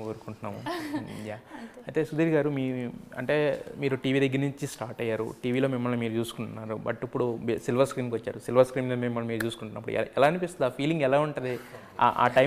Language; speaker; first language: Telugu; native; Telugu